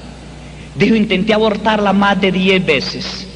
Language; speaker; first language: Spanish; native; Spanish